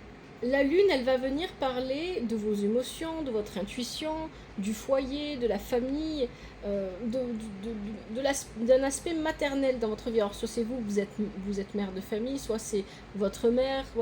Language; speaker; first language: French; native; French